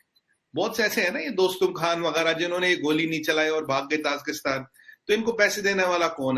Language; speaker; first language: Hindi; native; Hindi